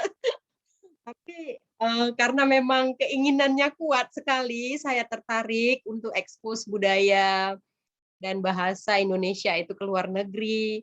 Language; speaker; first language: Indonesian; native; Indonesian